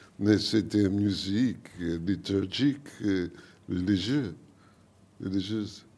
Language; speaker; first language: French; non-native, learner; English